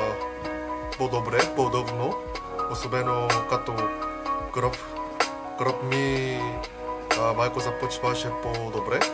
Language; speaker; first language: Bulgarian; non-native, learner; Korean